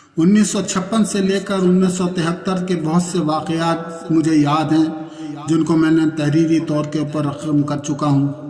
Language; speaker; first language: Urdu; native; Urdu